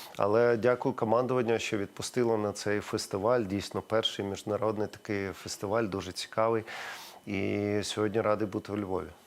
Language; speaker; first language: Ukrainian; non-native, local second language; Russian